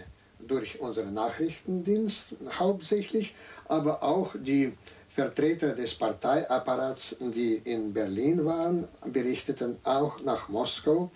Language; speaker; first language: German; non-native, fluent; Russian